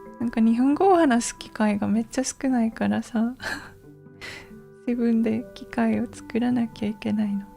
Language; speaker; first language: Japanese; non-native, learner; English